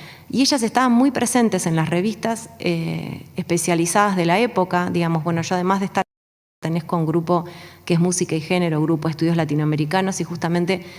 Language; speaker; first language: Spanish; native; Spanish